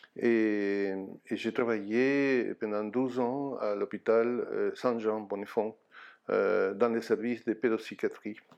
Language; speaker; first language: French; non-native, fluent; Spanish